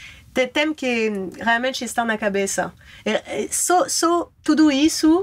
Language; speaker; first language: Portuguese; non-native, fluent; French